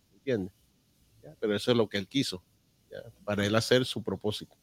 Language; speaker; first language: Spanish; native; Spanish